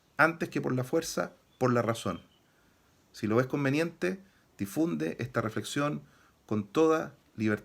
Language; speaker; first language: Spanish; native; Spanish